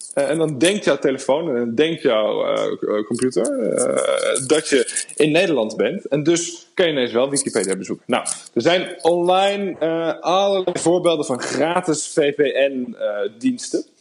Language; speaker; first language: Dutch; native; Dutch